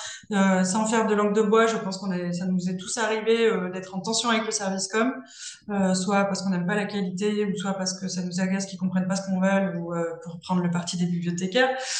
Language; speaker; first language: French; native; French